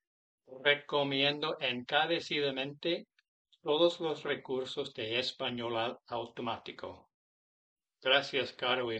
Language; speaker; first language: Spanish; non-native, fluent; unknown